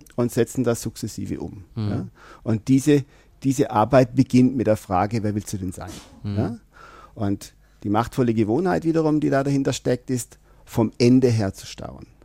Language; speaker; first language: German; native; German